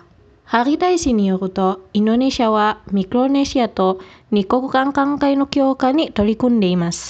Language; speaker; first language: Japanese; non-native, fluent; Indonesian